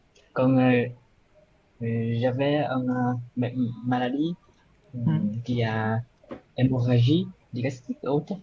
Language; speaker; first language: French; non-native, learner; Vietnamese